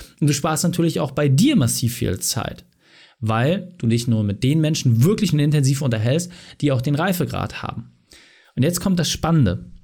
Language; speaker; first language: German; native; German